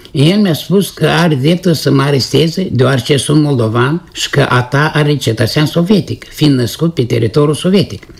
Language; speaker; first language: Romanian; native; Romanian